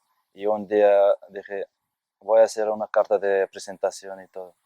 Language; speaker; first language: Spanish; non-native, fluent; Arabic